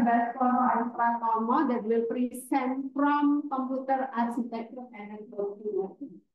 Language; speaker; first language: English; non-native, fluent; Indonesian